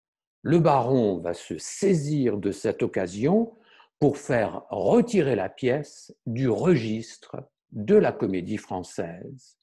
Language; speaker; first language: French; native; French